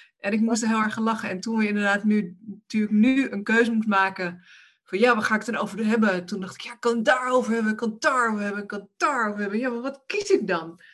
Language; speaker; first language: Dutch; native; Dutch